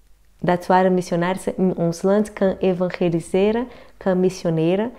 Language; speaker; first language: Dutch; non-native, learner; Portuguese